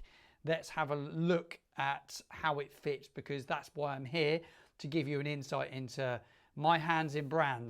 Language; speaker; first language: English; native; English